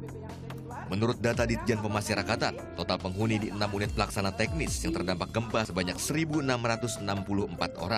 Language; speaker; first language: Indonesian; native; Indonesian